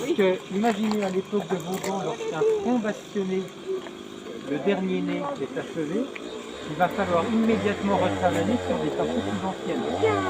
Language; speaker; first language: French; native; French